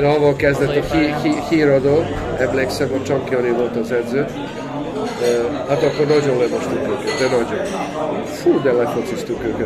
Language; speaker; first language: Hungarian; non-native, local second language; Serbian